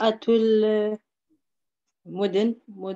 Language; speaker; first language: Arabic; non-native, learner; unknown